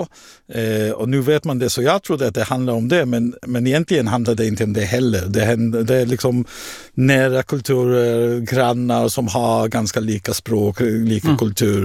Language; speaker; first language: Swedish; non-native, fluent; Hebrew